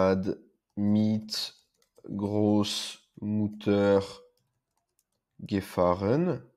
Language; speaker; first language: German; non-native, learner; French